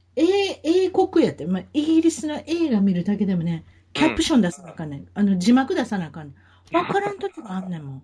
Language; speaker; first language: Japanese; native; Japanese